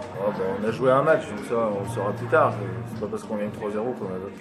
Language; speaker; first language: French; native; French